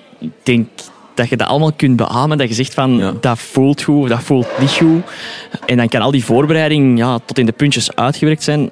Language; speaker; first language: Dutch; native; Dutch